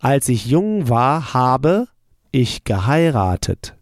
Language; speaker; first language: German; non-native, fluent; English